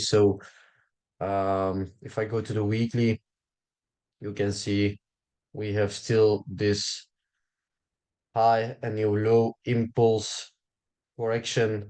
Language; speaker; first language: English; non-native, fluent; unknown